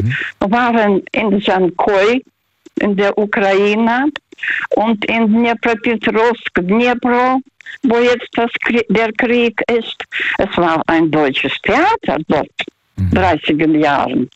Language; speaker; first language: German; non-native, learner; Russian